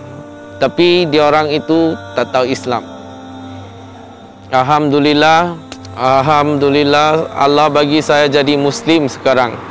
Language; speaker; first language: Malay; non-native, local second language; Min Nan Chinese